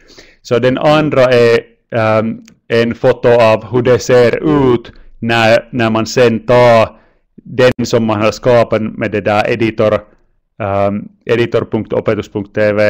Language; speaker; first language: Swedish; non-native, local second language; Finnish